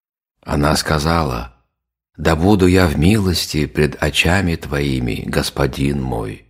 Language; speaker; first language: Russian; native; Russian